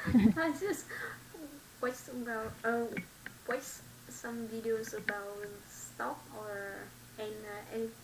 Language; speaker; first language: English; non-native, learner; Vietnamese